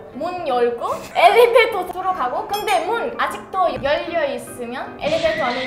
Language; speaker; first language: Korean; non-native, learner; Italian